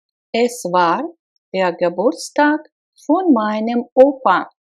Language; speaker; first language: German; non-native, fluent; Russian